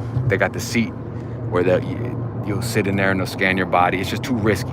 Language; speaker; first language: English; native; English